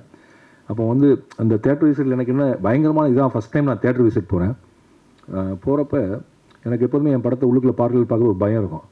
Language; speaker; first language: Tamil; native; Tamil